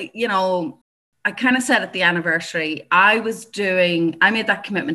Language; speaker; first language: English; native; English